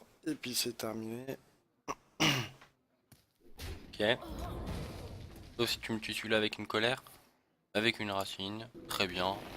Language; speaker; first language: French; native; French